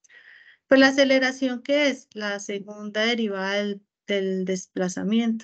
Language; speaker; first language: Spanish; native; Spanish